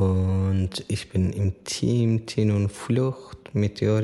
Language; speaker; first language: German; non-native, learner; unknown